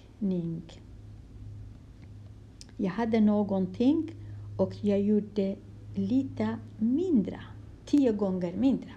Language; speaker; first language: Swedish; non-native, fluent; Kurdish